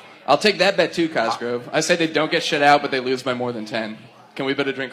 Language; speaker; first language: English; native; English